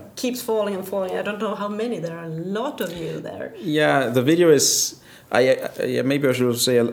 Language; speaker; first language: English; non-native, fluent; Danish